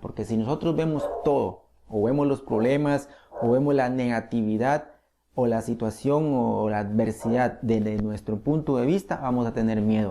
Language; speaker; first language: Spanish; native; Spanish